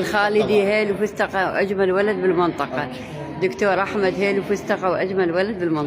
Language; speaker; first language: Arabic; native; Arabic